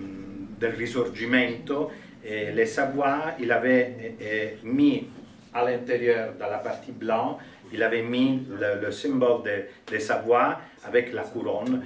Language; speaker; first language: French; non-native, fluent; Italian